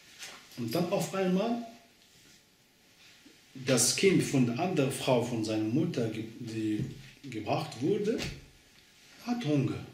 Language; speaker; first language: German; non-native, learner; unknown